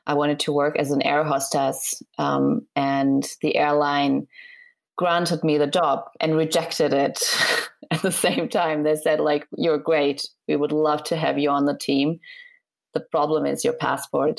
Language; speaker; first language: English; non-native, fluent; Serbian